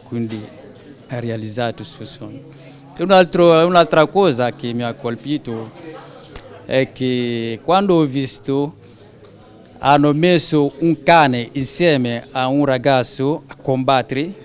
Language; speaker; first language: Italian; non-native, fluent; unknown